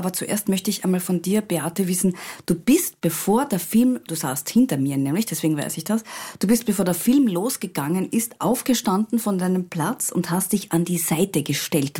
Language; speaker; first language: German; native; German